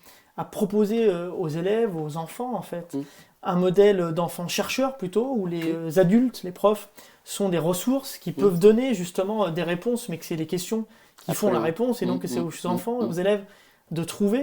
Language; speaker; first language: French; native; French